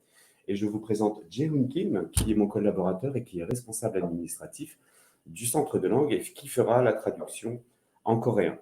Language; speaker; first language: French; native; French